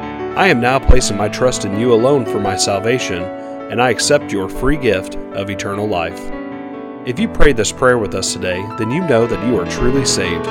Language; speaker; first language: English; native; English